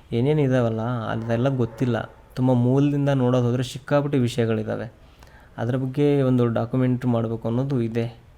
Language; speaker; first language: Kannada; native; Kannada